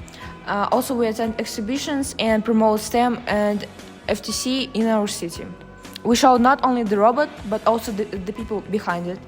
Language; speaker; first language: English; non-native, fluent; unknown